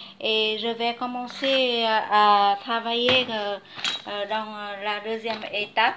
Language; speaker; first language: French; non-native, learner; Vietnamese